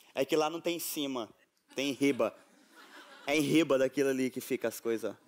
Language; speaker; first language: Portuguese; native; Portuguese